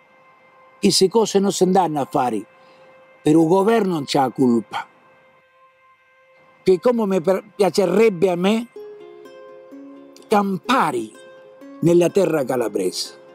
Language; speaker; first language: Italian; early bilingual, heritage; Italian